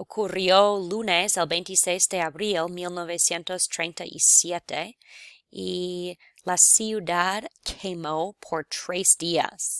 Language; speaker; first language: Spanish; non-native, fluent; English